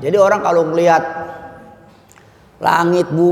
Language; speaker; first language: Indonesian; native; Indonesian